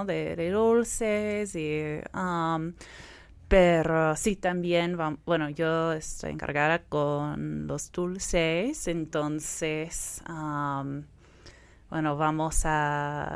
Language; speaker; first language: Spanish; non-native, fluent; English